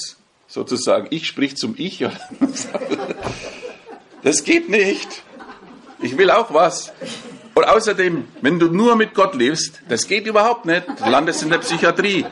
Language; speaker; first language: German; native; German